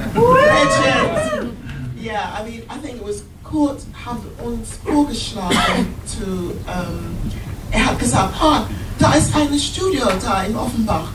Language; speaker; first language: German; non-native, learner; English